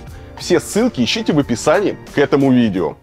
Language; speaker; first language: Russian; native; Russian